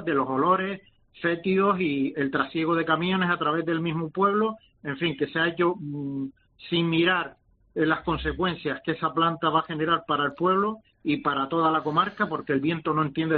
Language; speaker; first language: Spanish; native; Spanish